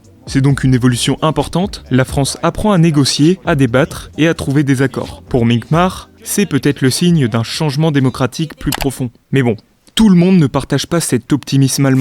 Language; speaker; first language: French; native; French